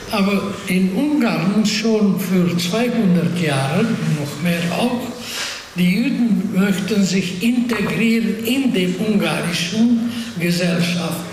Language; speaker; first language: German; non-native, fluent; Hungarian